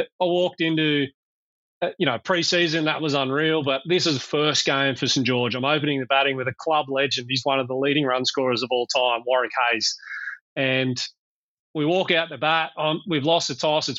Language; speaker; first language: English; native; English